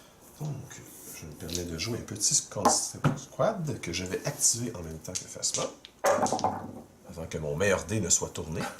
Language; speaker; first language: French; native; French